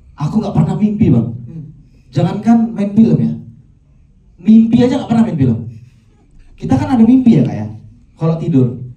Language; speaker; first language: Indonesian; native; Indonesian